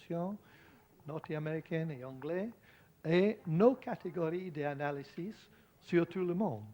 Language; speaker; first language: French; non-native, fluent; English